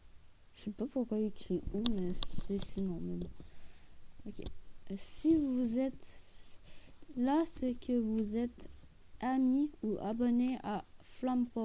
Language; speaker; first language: French; native; French